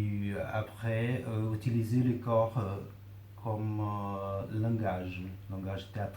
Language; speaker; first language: French; non-native, fluent; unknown